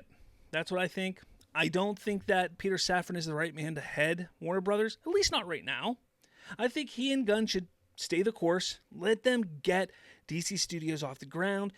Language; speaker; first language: English; native; English